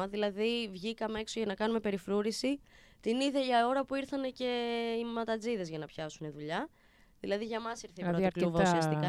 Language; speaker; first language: Greek; native; Greek